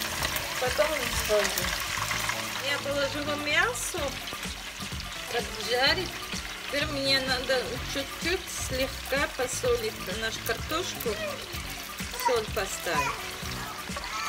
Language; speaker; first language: Russian; non-native, learner; Tajik